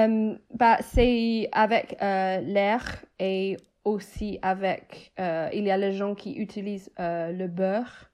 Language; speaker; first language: French; non-native, fluent; English